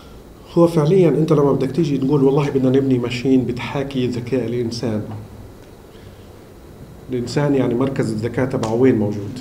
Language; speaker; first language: Arabic; native; Arabic